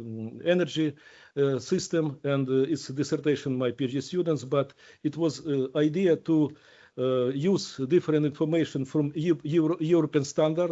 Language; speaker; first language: English; non-native, learner; Ukrainian